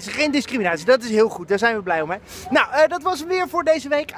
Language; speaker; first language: Dutch; native; Dutch